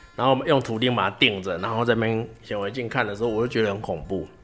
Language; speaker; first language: Chinese; native; Chinese